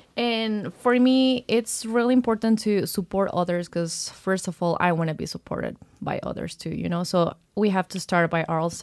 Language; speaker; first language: English; non-native, fluent; Spanish